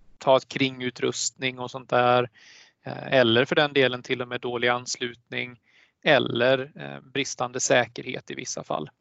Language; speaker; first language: Swedish; native; Swedish